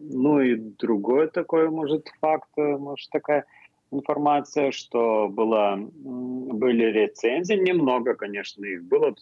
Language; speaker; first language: Russian; non-native, fluent; Lithuanian